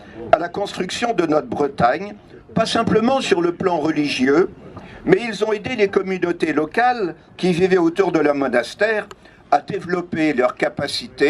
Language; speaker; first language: French; native; French